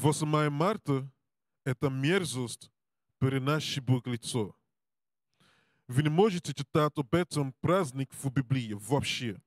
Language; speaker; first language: Russian; non-native, learner; English